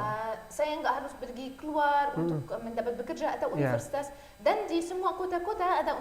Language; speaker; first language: Indonesian; non-native, learner; Arabic